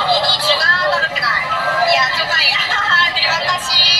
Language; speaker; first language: Indonesian; non-native, learner; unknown